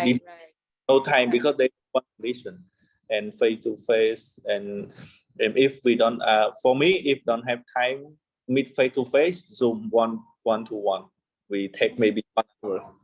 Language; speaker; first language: English; non-native, learner; Vietnamese